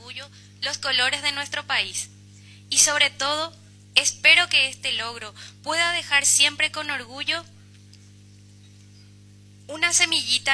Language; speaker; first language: Spanish; native; Spanish